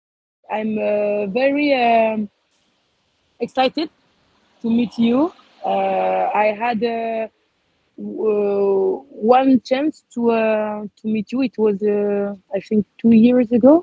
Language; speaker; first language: English; non-native, learner; French